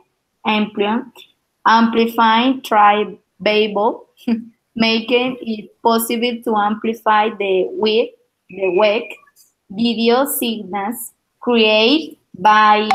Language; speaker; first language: English; non-native, learner; Spanish